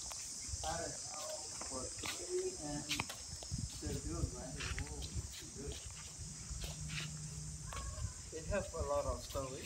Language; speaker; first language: English; non-native, learner; Khmer